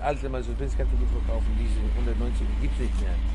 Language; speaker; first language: German; non-native, learner; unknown